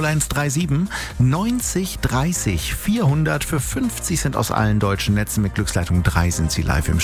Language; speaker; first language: German; native; German